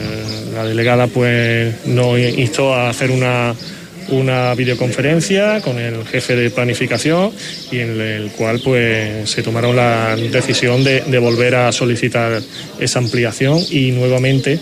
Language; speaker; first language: Spanish; native; Spanish